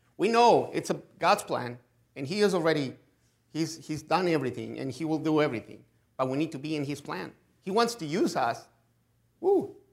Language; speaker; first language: English; non-native, fluent; Spanish